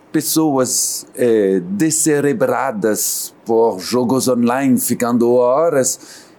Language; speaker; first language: Portuguese; non-native, fluent; French